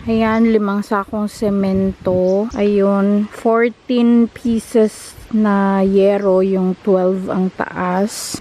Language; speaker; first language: Filipino; non-native, local second language; Cebuano